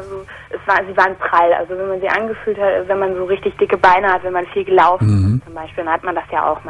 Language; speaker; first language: German; native; German